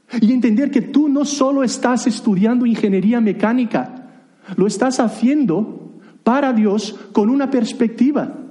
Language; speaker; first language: Spanish; non-native, fluent; Portuguese